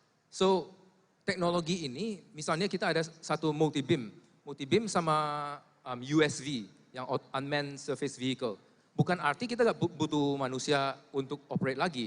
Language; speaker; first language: Indonesian; non-native, fluent; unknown